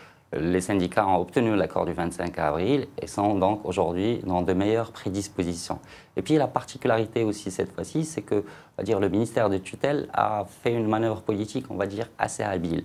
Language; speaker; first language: French; non-native, local second language; Arabic